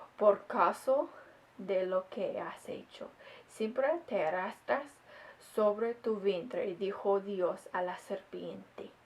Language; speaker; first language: Spanish; non-native, learner; English